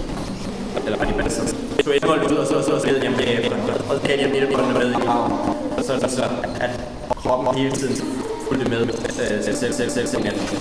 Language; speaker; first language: Danish; native; Danish